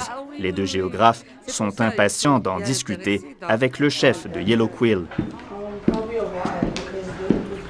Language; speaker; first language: French; native; French